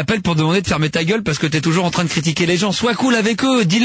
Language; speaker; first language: French; native; French